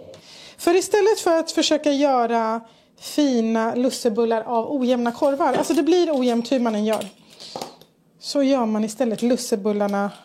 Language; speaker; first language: Swedish; native; Swedish